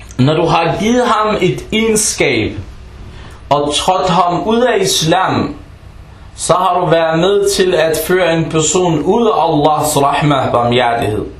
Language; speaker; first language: Danish; non-native, fluent; Arabic